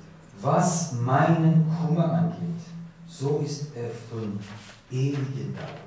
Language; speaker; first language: German; non-native, learner; Persian